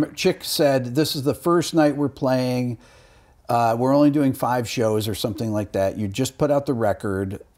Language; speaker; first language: English; native; English